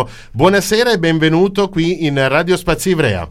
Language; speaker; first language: Italian; native; Italian